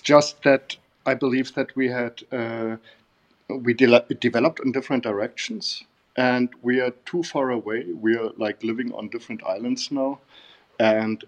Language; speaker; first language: English; non-native, fluent; German